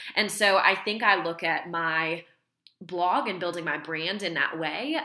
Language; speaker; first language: English; native; English